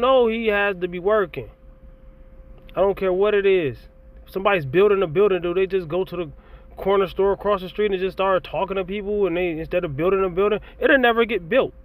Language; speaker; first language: English; native; English